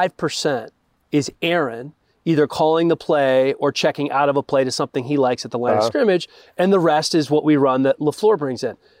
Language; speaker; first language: English; native; English